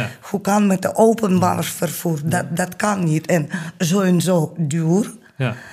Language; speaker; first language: Dutch; non-native, learner; Ukrainian